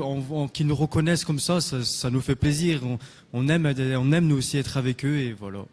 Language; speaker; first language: French; native; French